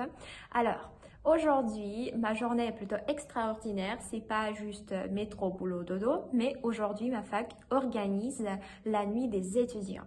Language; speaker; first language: French; non-native, fluent; Russian